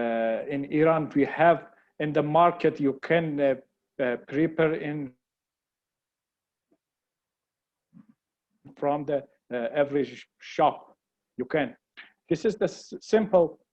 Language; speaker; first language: English; non-native, learner; Persian